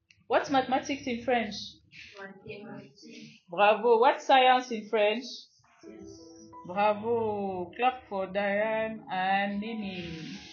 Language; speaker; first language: English; non-native, fluent; French